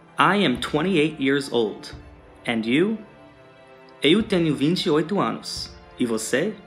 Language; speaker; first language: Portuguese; non-native, fluent; English